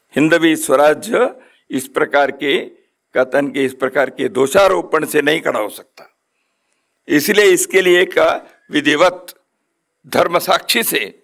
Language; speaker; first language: Hindi; non-native, local second language; Kannada